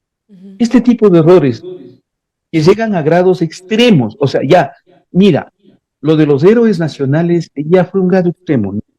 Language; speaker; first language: Spanish; native; Spanish